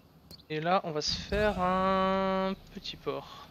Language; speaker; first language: French; native; French